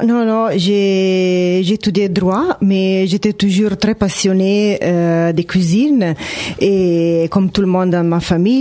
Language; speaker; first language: French; non-native, fluent; Italian